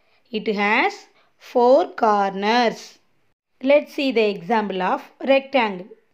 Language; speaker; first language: English; non-native, local second language; Tamil